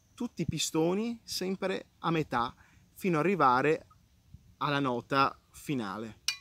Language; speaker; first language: Italian; native; Italian